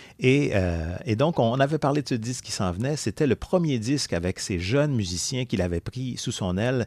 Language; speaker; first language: French; native; French